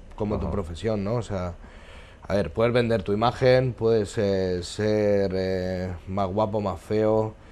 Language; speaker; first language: Spanish; native; Spanish